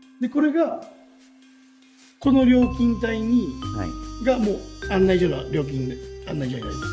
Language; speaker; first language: Japanese; native; Japanese